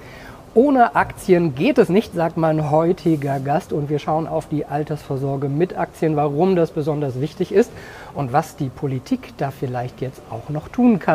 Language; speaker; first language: German; native; German